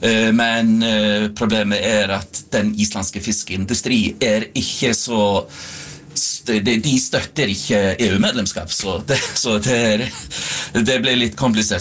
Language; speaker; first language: Swedish; non-native, fluent; Icelandic